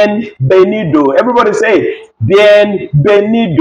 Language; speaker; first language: Spanish; non-native, learner; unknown